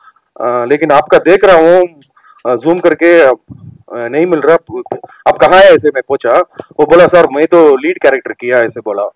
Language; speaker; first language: Hindi; non-native, local second language; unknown